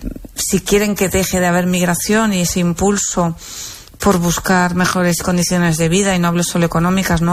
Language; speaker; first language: Spanish; native; Spanish